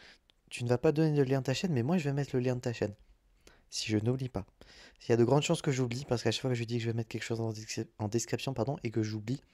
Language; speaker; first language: French; native; French